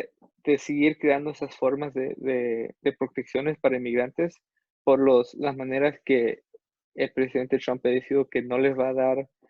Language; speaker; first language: Spanish; non-native, fluent; English